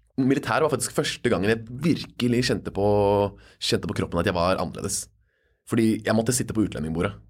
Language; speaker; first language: Norwegian; native; Norwegian